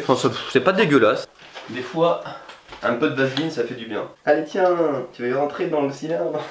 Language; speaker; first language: French; native; French